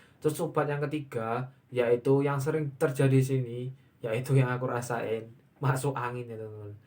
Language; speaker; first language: Indonesian; native; Indonesian